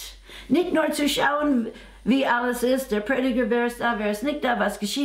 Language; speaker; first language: German; non-native, fluent; English